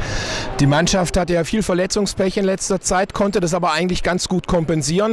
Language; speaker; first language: German; native; German